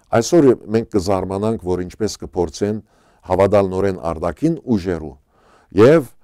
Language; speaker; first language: Armenian; native; Armenian